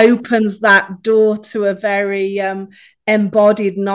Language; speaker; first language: English; native; English